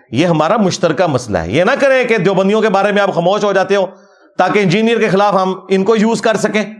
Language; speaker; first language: Urdu; non-native, local second language; Punjabi